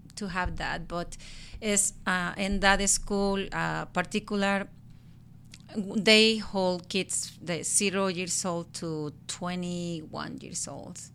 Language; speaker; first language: English; non-native, learner; Spanish